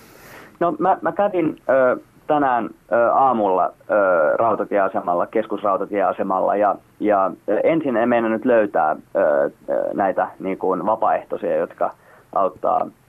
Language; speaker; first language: Finnish; native; Finnish